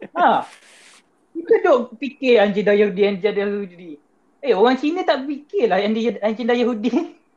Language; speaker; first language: Malay; native; Malay